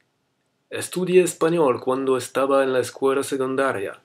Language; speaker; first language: Spanish; non-native, learner; French